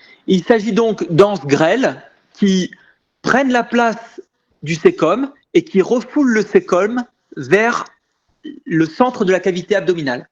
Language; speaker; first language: French; native; French